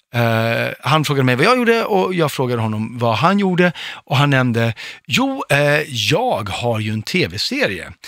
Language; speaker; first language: Swedish; native; Swedish